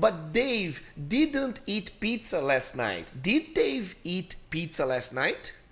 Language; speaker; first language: English; non-native, fluent; Portuguese